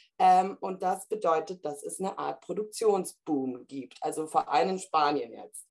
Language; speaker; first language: German; early bilingual, heritage; German